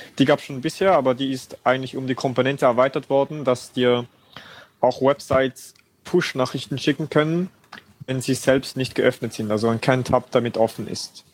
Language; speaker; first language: German; native; German